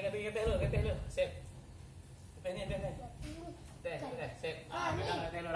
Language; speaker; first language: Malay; non-native, local second language; Minangkabau